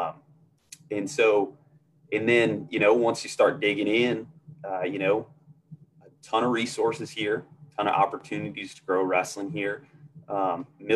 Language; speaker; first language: English; native; English